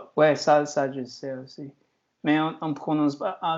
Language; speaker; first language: French; non-native, learner; Chinese